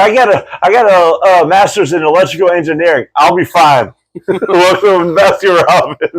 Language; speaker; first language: English; native; English